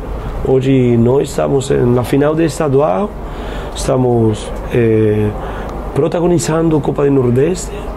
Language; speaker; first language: Portuguese; non-native, fluent; Spanish